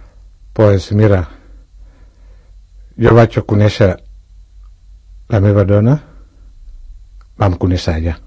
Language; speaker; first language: Catalan; non-native, fluent; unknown